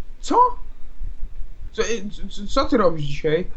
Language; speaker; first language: Polish; native; Polish